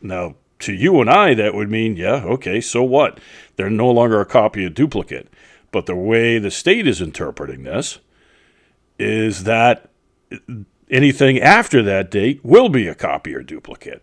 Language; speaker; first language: English; native; English